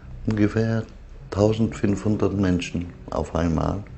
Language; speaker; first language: German; non-native, learner; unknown